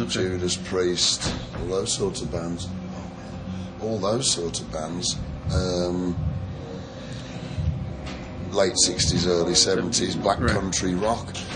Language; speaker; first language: English; native; English